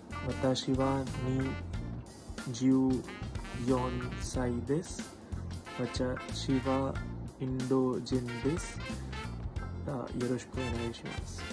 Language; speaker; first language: Japanese; non-native, learner; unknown